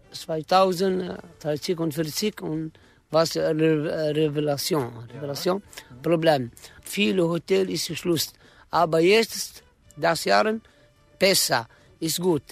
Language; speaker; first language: German; non-native, learner; Arabic